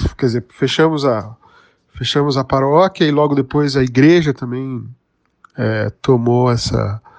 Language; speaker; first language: Portuguese; native; Portuguese